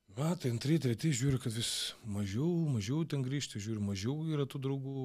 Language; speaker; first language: Lithuanian; non-native, local second language; Russian